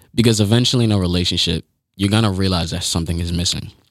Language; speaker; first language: English; early bilingual, other home language; Haitian Creole